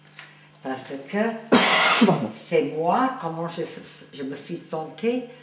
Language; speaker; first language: French; non-native, fluent; English